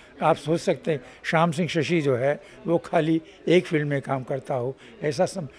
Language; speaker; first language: Hindi; native; Hindi